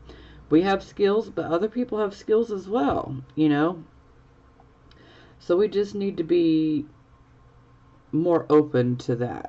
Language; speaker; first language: English; native; English